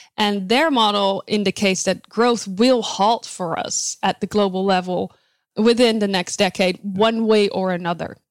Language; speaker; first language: English; non-native, fluent; Dutch